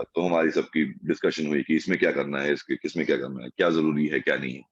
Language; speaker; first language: Hindi; non-native, local second language; Tamil